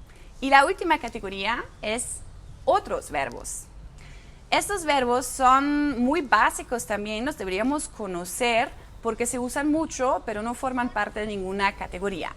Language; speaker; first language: Spanish; non-native, fluent; German